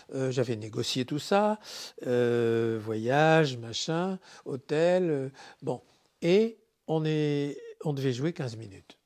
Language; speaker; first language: French; native; French